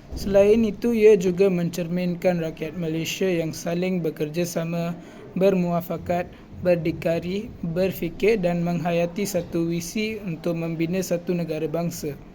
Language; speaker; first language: Malay; non-native, local second language; Tamil